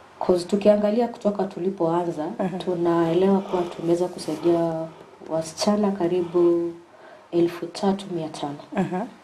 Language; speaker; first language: Swahili; non-native, local second language; Gusii